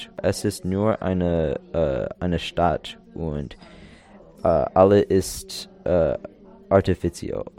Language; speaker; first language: German; non-native, learner; English